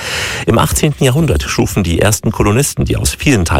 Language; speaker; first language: German; native; German